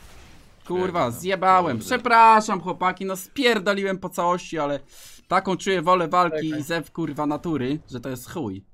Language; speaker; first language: Polish; native; Polish